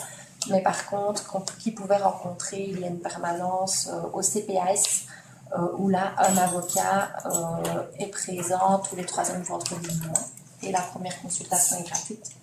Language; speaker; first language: French; native; French